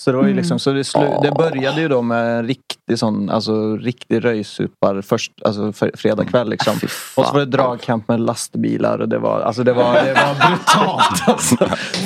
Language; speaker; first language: Swedish; native; Swedish